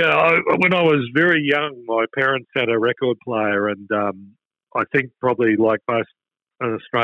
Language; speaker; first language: English; native; English